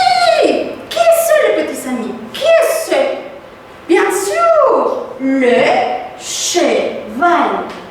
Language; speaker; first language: French; non-native, fluent; Spanish